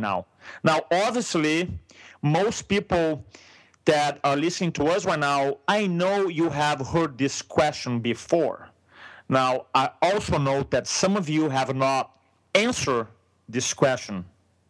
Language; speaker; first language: English; non-native, fluent; Portuguese